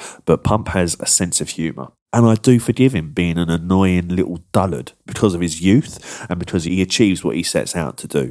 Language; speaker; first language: English; native; English